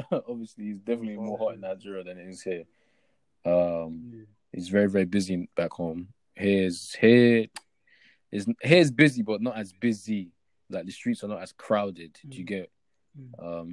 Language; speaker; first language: English; early bilingual, other home language; Yoruba